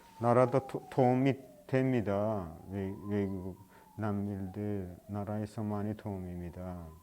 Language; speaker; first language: Korean; non-native, learner; Persian